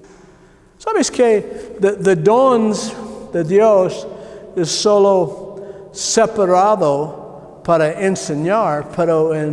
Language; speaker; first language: Spanish; non-native, learner; English